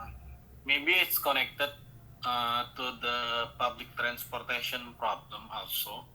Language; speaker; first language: English; non-native, fluent; Indonesian